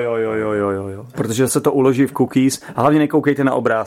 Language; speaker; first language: Czech; native; Czech